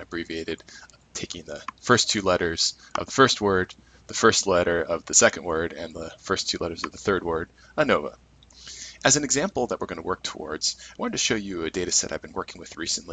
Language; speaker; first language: English; native; English